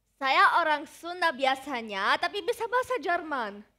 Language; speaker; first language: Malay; non-native, learner; German